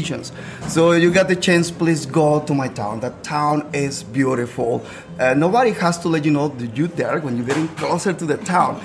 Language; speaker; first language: English; non-native, fluent; Spanish